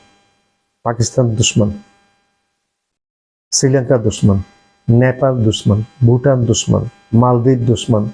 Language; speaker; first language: Hindi; non-native, learner; Bangla